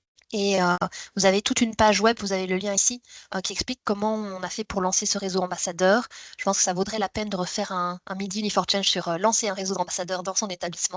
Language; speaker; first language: French; native; French